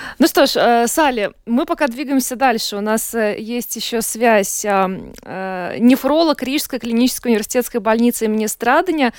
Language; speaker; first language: Russian; native; Russian